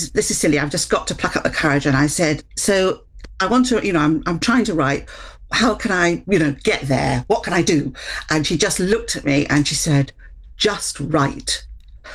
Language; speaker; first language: English; native; English